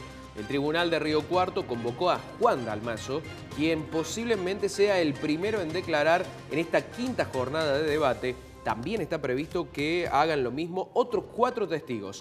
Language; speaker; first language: Spanish; native; Spanish